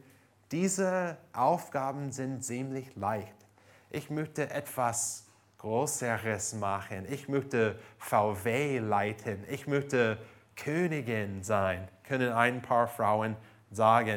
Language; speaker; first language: German; non-native, fluent; English